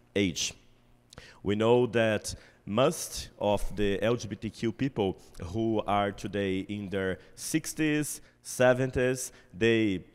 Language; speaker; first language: English; non-native, fluent; Portuguese